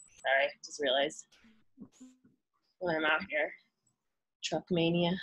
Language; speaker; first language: English; native; English